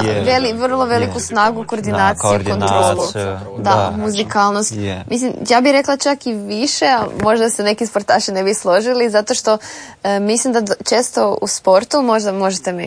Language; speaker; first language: Serbian; native; Serbian